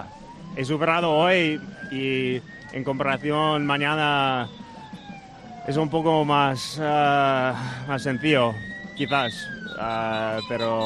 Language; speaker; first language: Spanish; non-native, fluent; Dutch